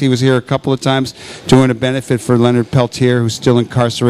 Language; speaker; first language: English; native; English